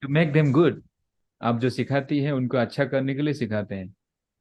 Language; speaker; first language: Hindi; non-native, local second language; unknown